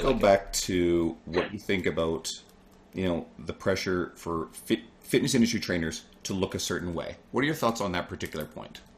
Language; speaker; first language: English; native; English